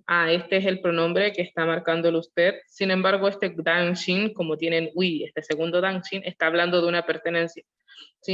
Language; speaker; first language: Spanish; non-native, learner; Korean